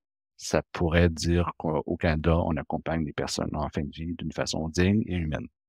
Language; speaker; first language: French; native; French